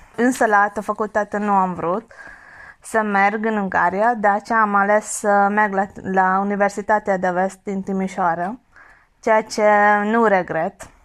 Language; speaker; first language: Romanian; non-native, fluent; Hungarian